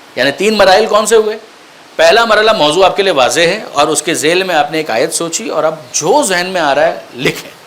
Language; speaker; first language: Urdu; non-native, local second language; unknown